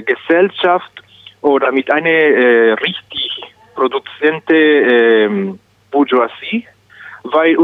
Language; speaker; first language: German; non-native, learner; Spanish